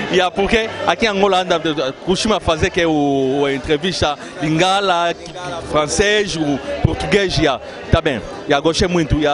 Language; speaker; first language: Portuguese; non-native, learner; Lingala